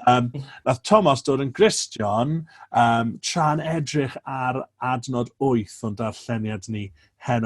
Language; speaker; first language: Welsh; native; Welsh